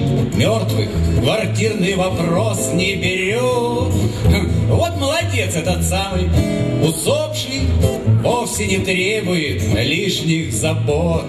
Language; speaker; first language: Russian; native; Russian